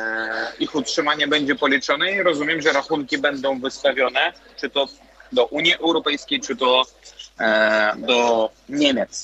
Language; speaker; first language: Polish; non-native, fluent; Belarusian